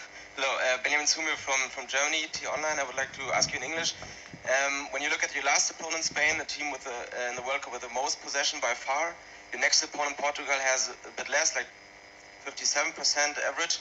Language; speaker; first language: English; non-native, fluent; German